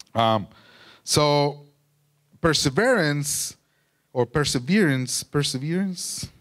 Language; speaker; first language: English; non-native, fluent; Spanish